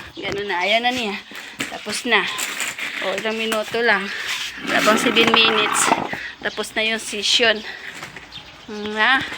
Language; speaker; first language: Filipino; native; Filipino